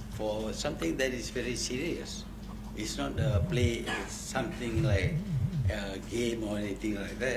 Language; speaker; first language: English; non-native, local second language; Malay